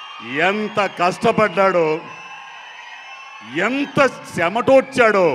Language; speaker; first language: Telugu; native; Telugu